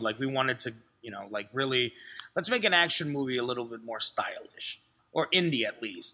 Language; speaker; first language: English; early bilingual, other home language; Spanish